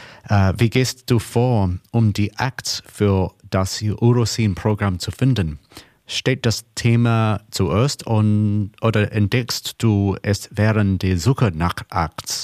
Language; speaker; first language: German; non-native, learner; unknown